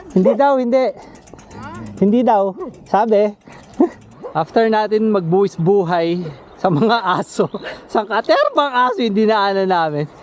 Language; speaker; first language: Filipino; native; Filipino